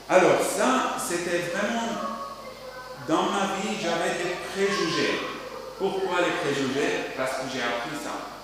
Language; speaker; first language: French; non-native, learner; Arabic